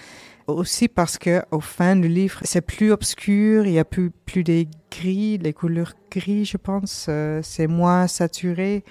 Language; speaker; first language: French; non-native, learner; Dutch